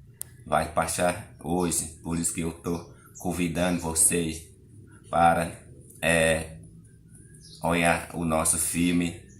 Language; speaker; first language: Portuguese; non-native, local second language; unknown